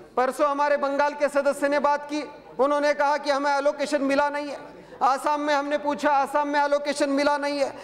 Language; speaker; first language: Hindi; non-native, local second language; Marathi